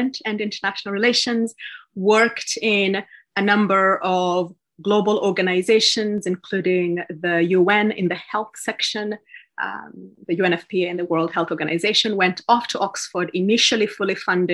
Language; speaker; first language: English; non-native, local second language; Gusii